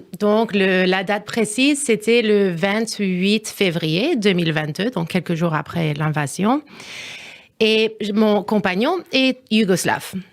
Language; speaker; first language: French; non-native, fluent; English